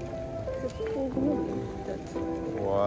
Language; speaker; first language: French; non-native, learner; Japanese